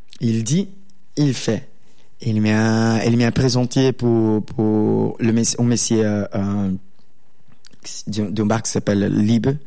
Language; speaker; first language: French; non-native, learner; Portuguese